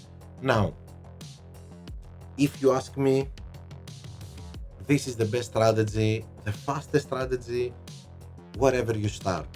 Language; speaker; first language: English; non-native, fluent; Greek